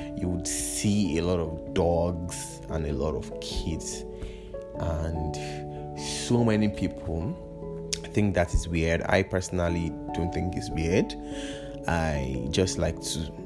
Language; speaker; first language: English; non-native, local second language; Yoruba